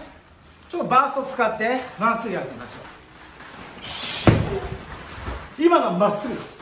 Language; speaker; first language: Japanese; native; Japanese